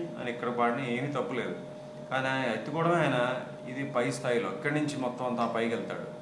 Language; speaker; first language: Telugu; non-native, local second language; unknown